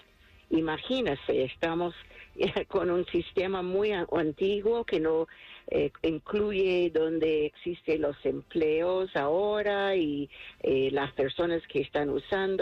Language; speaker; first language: Spanish; non-native, fluent; English